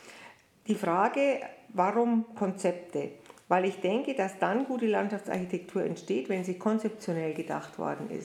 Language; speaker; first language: German; native; German